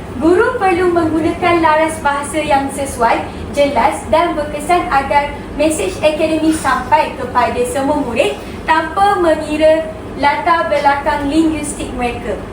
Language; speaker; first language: Malay; native; Malay